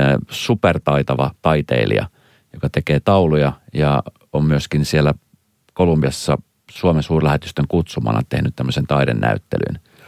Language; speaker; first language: Finnish; native; Finnish